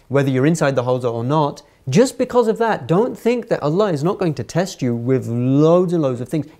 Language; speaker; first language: English; native; English